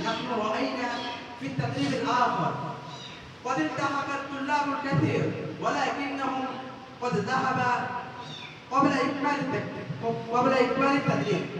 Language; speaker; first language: Arabic; non-native, fluent; Bangla